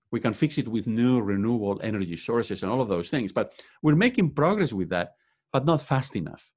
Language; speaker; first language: English; non-native, fluent; Spanish